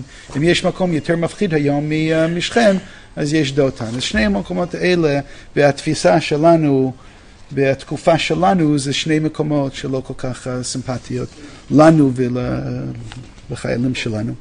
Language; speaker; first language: Hebrew; non-native, fluent; English